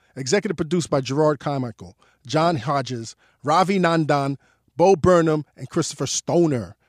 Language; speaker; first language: English; early bilingual, other home language; Haitian Creole